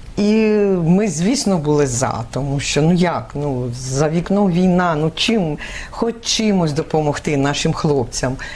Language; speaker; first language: Ukrainian; native; Ukrainian